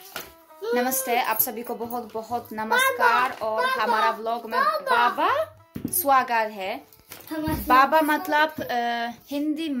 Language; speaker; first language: Hindi; non-native, learner; Polish